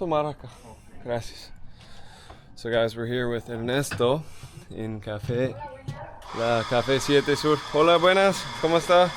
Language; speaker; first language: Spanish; non-native, fluent; English